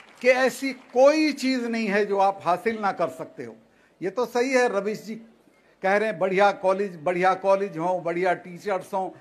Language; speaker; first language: Hindi; native; Hindi